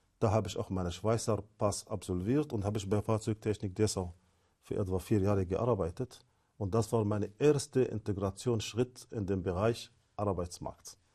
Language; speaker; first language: German; non-native, fluent; Arabic